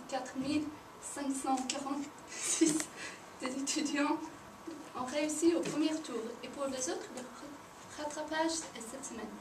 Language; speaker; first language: French; non-native, learner; English